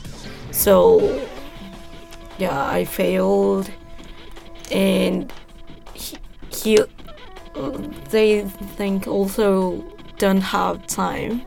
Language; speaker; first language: English; non-native, learner; Japanese